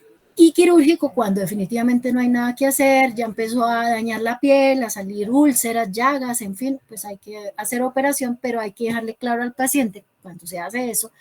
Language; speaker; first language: Spanish; native; Spanish